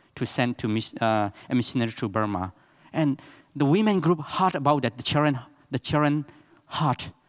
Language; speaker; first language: English; non-native, learner; Burmese